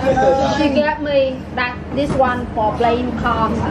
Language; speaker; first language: English; non-native, learner; Vietnamese